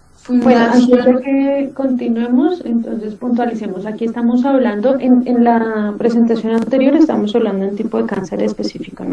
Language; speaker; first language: Spanish; native; Spanish